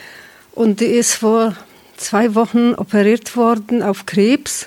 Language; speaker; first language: German; non-native, fluent; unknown